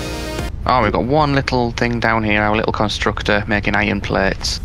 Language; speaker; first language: English; native; English